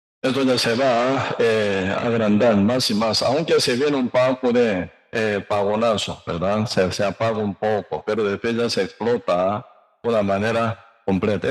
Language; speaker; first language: Spanish; non-native, learner; Korean